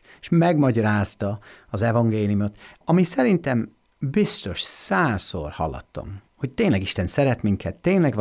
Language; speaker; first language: Hungarian; non-native, fluent; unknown